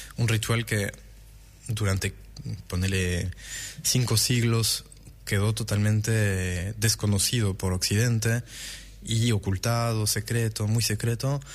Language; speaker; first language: Spanish; non-native, fluent; French